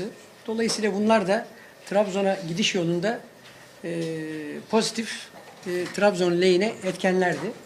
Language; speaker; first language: Turkish; native; Turkish